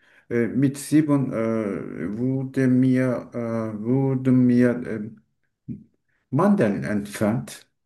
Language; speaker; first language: German; non-native, learner; Turkish